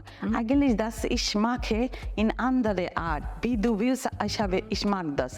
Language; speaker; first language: German; non-native, learner; Bangla